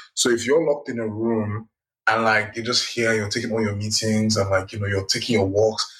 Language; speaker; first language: English; non-native, local second language; Yoruba